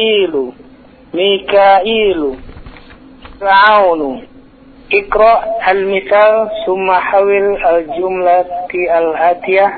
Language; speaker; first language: Arabic; non-native, learner; Indonesian